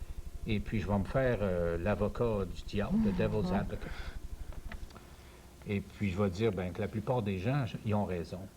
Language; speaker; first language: French; native; French